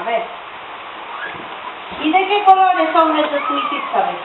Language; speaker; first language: Spanish; native; Spanish